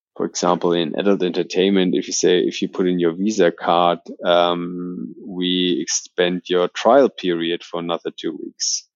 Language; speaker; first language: English; non-native, fluent; German